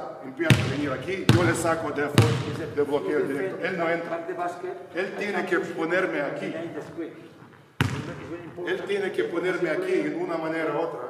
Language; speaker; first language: Spanish; non-native, fluent; Lithuanian